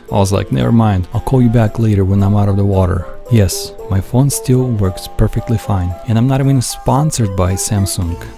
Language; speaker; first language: English; non-native, fluent; Russian